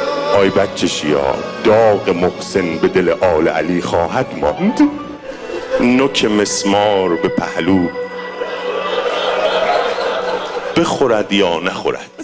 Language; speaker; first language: Persian; native; Persian